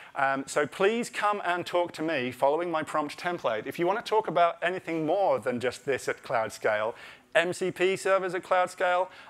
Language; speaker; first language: English; native; English